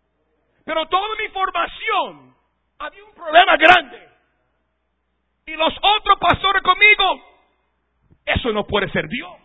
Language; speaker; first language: Spanish; non-native, fluent; English